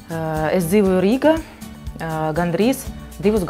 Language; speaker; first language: Latvian; non-native, learner; Russian